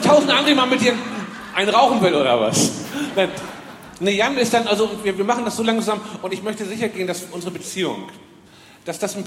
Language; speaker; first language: German; native; German